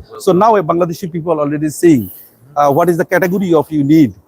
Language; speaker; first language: English; non-native, local second language; Bangla